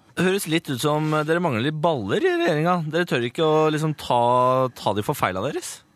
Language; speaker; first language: Norwegian; native; Norwegian